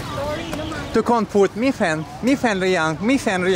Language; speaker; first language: Thai; non-native, learner; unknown